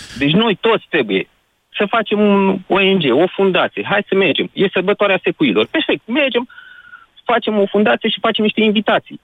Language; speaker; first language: Romanian; native; Romanian